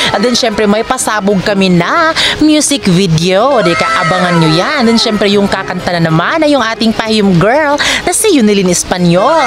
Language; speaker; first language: Filipino; non-native, local second language; Cebuano